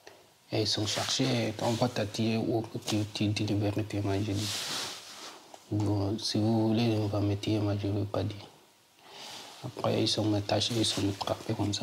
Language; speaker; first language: French; non-native, learner; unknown